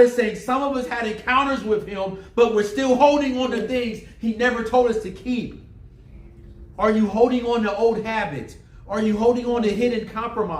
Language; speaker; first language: English; native; English